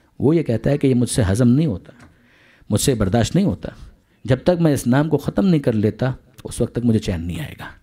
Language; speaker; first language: Urdu; non-native, local second language; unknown